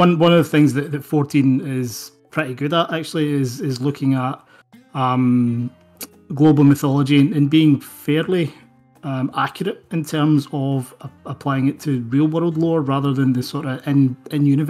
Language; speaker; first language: English; native; English